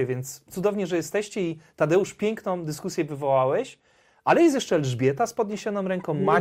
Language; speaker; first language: Polish; native; Polish